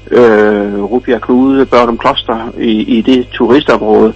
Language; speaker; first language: Danish; native; Danish